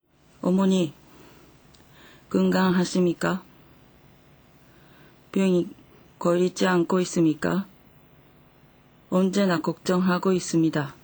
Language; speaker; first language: Korean; non-native, fluent; Japanese